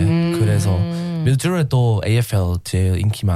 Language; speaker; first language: Korean; non-native, learner; English